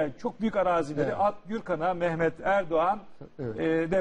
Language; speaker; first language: Turkish; native; Turkish